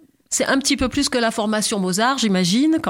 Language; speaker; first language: French; native; French